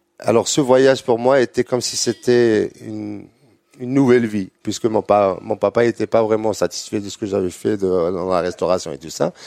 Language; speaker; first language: French; non-native, local second language; Arabic